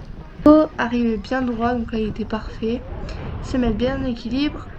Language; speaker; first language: French; native; French